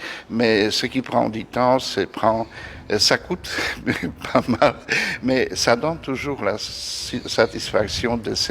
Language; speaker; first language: French; non-native, fluent; Polish